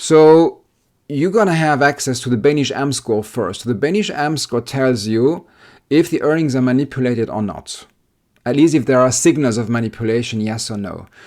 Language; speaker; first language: English; non-native, fluent; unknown